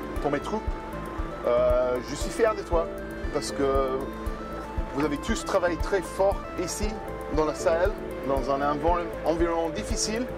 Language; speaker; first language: French; non-native, fluent; English